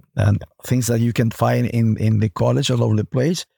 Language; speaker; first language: English; non-native, fluent; Spanish